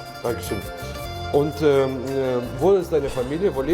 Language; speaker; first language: German; native; German